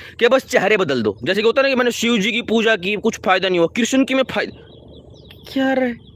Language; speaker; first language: Hindi; native; Hindi